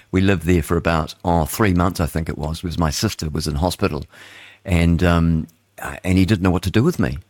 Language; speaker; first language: English; native; English